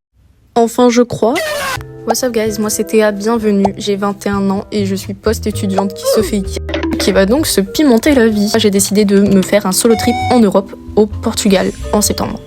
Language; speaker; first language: French; native; French